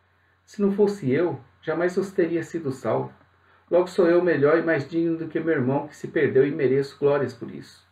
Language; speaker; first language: Portuguese; native; Portuguese